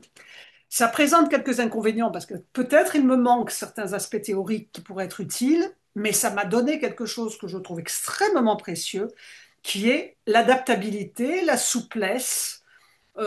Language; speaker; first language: French; native; French